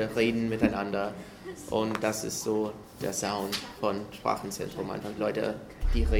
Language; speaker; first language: German; non-native, fluent; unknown